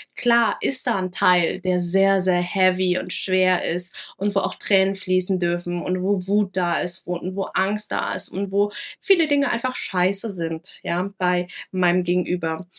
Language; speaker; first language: German; early bilingual, other home language; Vietnamese